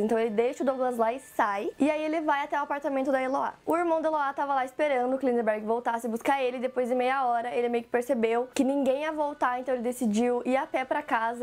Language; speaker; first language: Portuguese; native; Portuguese